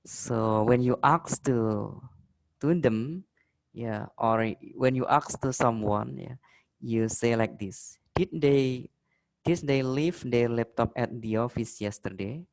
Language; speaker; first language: English; non-native, fluent; Indonesian